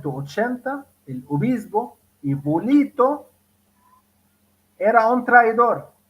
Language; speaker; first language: Spanish; non-native, fluent; Arabic